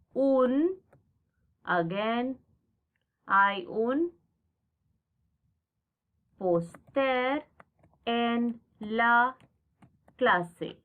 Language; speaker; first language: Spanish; non-native, fluent; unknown